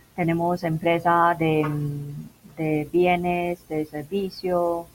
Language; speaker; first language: Spanish; non-native, fluent; Cantonese